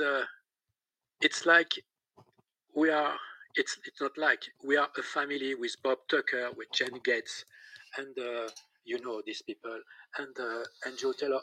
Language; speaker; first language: English; non-native, learner; French